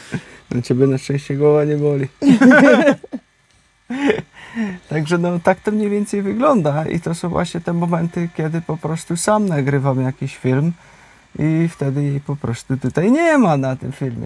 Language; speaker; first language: Polish; native; Polish